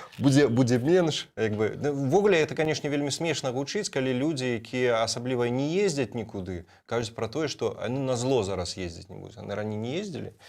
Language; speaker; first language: Belarusian; native; Belarusian